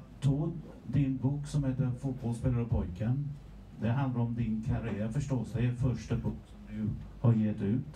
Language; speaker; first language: Swedish; non-native, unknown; English